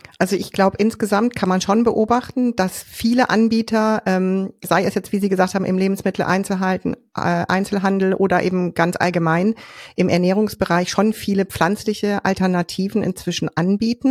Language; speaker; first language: German; native; German